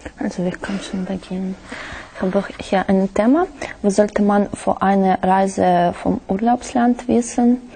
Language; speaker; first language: German; non-native, learner; Russian